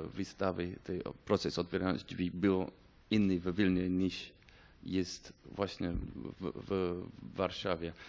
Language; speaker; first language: Polish; non-native, fluent; English